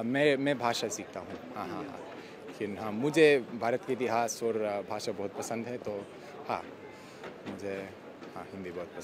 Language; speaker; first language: Hindi; non-native, learner; English